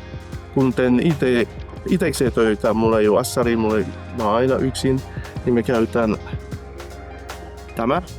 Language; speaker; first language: Finnish; non-native, fluent; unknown